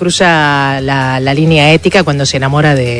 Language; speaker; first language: Spanish; native; Spanish